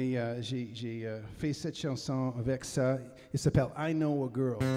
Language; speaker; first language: French; non-native, fluent; English